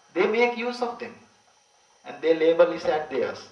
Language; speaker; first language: English; non-native, local second language; Sinhala